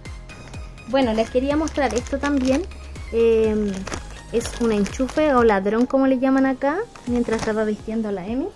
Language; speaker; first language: Spanish; native; Spanish